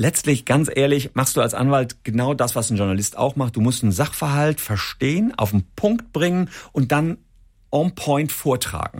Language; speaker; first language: German; native; German